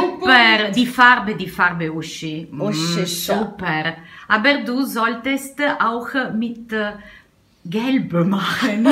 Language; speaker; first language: German; non-native, learner; Italian